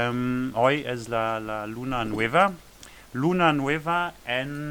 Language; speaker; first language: Spanish; non-native, learner; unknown